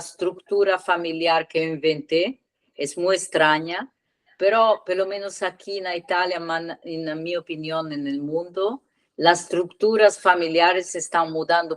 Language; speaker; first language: Spanish; non-native, learner; Italian